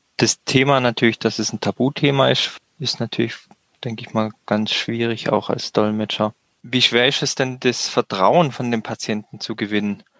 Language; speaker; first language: German; native; German